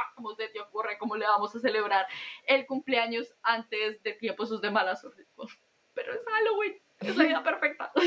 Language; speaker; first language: Spanish; native; Spanish